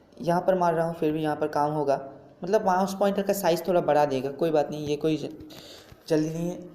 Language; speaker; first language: Hindi; non-native, local second language; Bangla